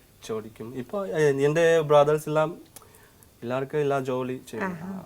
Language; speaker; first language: Malayalam; non-native, learner; Assamese